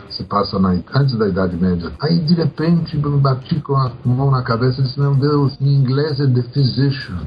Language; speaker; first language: Portuguese; early bilingual, other home language; Polish